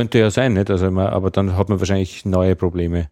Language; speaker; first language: German; native; German